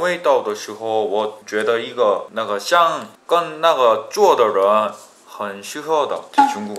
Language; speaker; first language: Chinese; non-native, learner; Korean